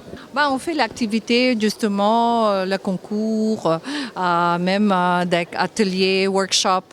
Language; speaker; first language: French; non-native, fluent; Japanese